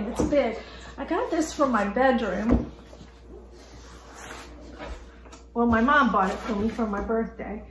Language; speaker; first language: English; native; English